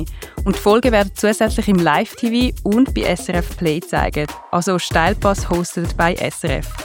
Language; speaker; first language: German; native; German